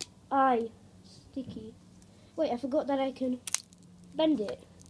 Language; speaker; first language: English; early bilingual, other home language; Polish